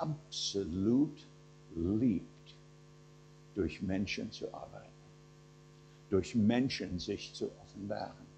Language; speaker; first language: German; non-native, fluent; English